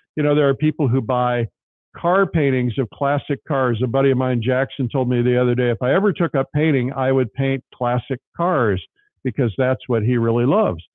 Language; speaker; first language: English; native; English